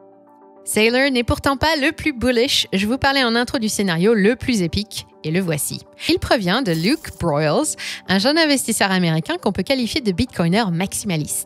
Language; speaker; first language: French; native; French